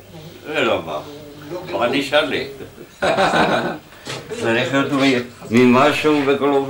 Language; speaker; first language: Hebrew; non-native, fluent; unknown